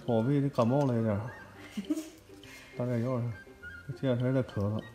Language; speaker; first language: Chinese; native; Chinese